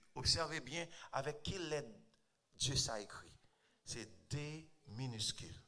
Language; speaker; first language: French; non-native, local second language; Haitian Creole